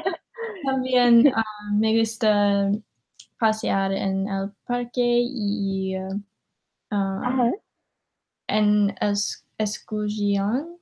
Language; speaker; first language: Spanish; non-native, learner; English